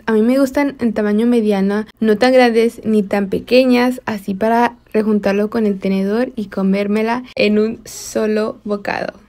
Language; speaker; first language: Spanish; native; Spanish